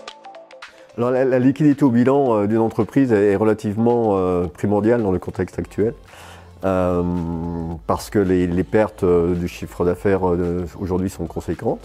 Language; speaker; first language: French; native; French